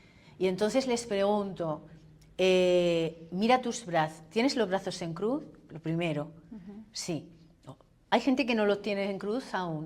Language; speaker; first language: Spanish; native; Spanish